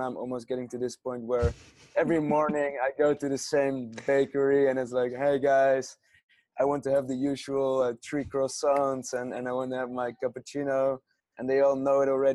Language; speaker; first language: English; non-native, fluent; Dutch